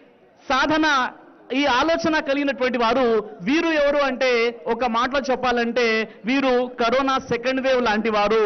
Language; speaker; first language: Telugu; native; Telugu